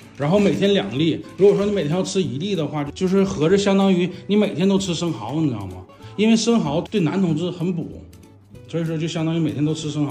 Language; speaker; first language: Chinese; native; Chinese